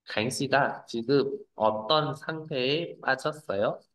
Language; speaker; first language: Korean; non-native, fluent; Vietnamese